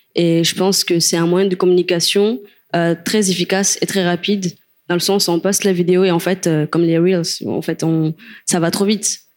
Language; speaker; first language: French; non-native, fluent; Kabuverdianu